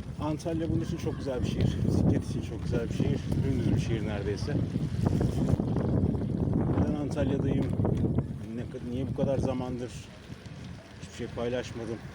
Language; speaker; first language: Turkish; native; Turkish